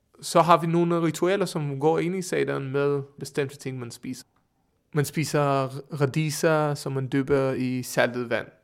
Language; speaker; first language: Danish; non-native, fluent; Hebrew